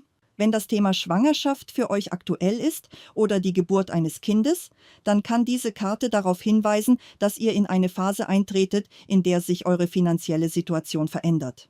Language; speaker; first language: German; native; German